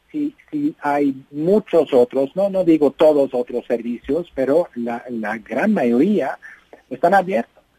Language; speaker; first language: Spanish; non-native, fluent; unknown